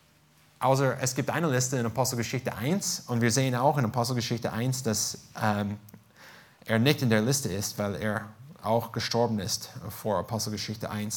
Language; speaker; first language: German; non-native, fluent; English